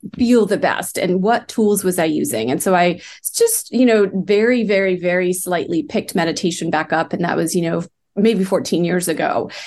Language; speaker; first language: English; early bilingual, other home language; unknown